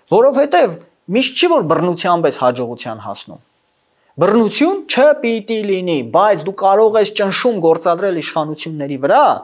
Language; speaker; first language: Armenian; native; Armenian